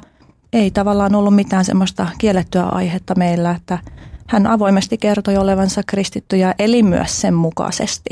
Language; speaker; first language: Finnish; early bilingual, other home language; Albanian